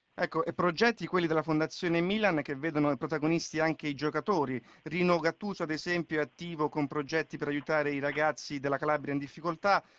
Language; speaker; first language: Italian; native; Italian